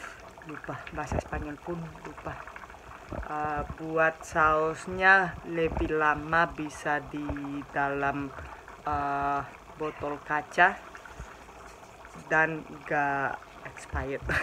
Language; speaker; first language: Indonesian; non-native, fluent; Spanish